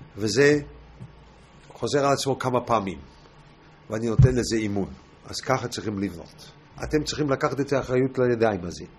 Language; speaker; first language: Hebrew; non-native, fluent; English